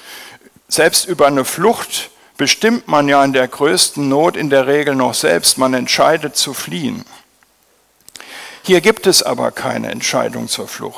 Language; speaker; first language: German; native; German